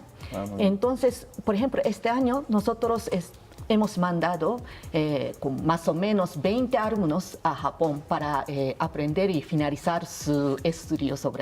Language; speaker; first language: Spanish; non-native, learner; Japanese